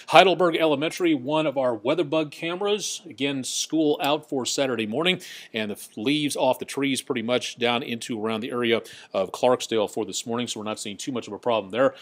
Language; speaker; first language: English; native; English